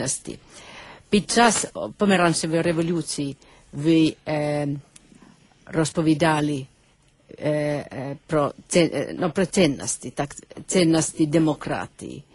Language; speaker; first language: Ukrainian; non-native, learner; Finnish